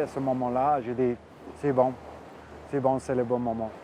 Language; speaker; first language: French; non-native, fluent; English